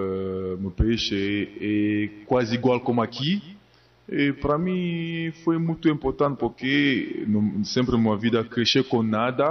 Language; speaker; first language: Portuguese; non-native, learner; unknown